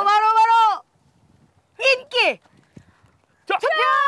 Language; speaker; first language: Korean; native; Korean